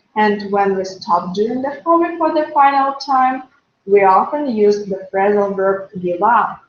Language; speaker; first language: English; non-native, fluent; Russian